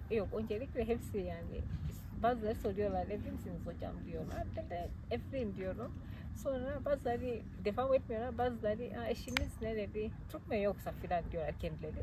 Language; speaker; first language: Turkish; non-native, fluent; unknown